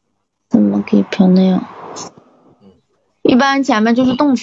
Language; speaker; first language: Korean; non-native, learner; Chinese